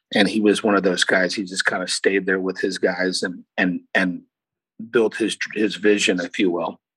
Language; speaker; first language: English; early bilingual, other home language; Portuguese